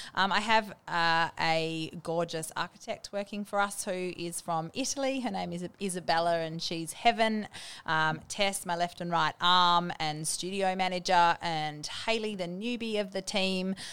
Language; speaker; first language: English; native; English